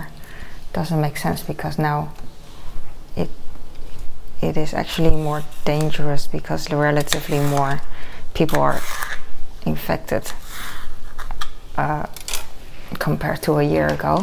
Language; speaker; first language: English; non-native, fluent; Dutch